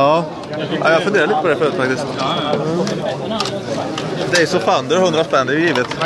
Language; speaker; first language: Swedish; native; Swedish